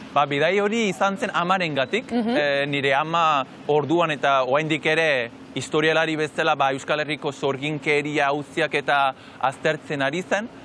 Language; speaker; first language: Basque; non-native, fluent; English